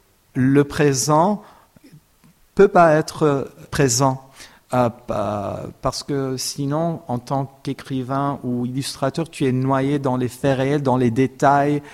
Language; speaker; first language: French; non-native, fluent; Armenian